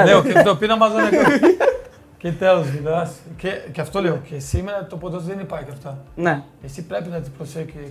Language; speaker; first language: Greek; non-native, fluent; Portuguese